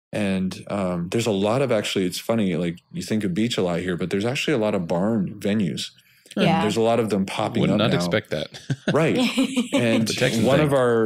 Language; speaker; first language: English; native; English